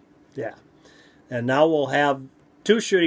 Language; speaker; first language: English; native; English